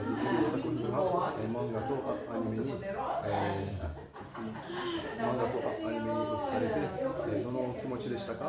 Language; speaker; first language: Japanese; non-native, fluent; Portuguese